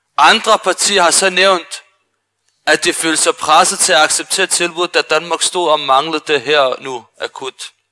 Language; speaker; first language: Danish; early bilingual, other home language; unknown